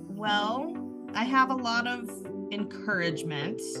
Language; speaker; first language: English; native; English